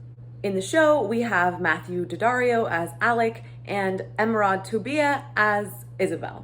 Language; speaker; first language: English; native; English